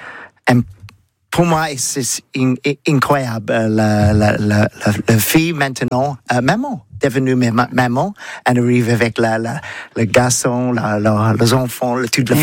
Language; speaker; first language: French; non-native, learner; English